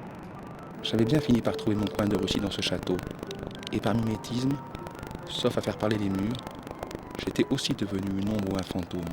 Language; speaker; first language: French; native; French